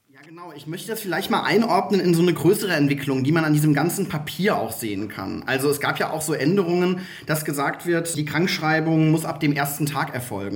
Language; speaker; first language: German; native; German